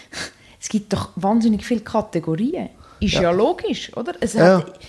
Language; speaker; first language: German; native; German